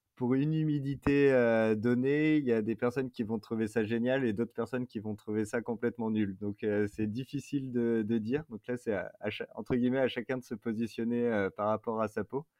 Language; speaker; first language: French; native; French